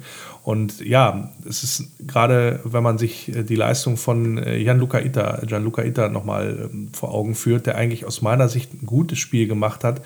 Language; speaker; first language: German; native; German